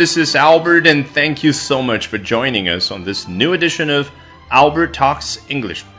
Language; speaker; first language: English; non-native, fluent; Chinese